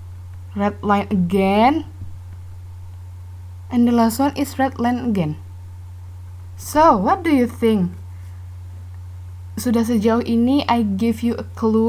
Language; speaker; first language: English; non-native, learner; Indonesian